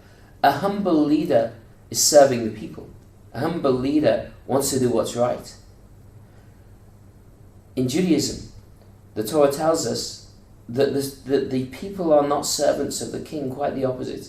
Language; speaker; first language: English; native; English